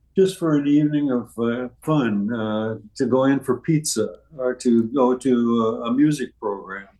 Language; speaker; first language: English; native; English